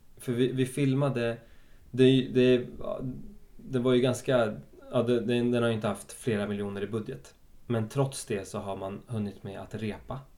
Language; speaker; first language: Swedish; early bilingual, other home language; Spanish